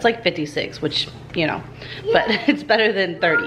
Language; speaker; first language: English; native; English